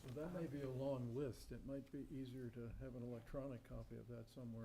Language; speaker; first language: English; native; English